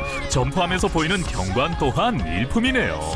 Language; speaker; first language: Korean; native; Korean